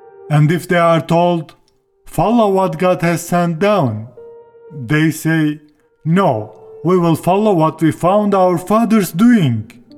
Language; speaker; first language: English; non-native, fluent; Turkish